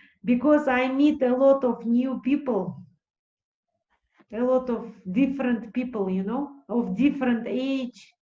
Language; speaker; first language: English; non-native, fluent; Russian